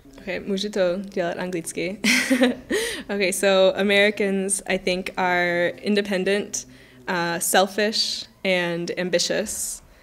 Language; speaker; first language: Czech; non-native, learner; English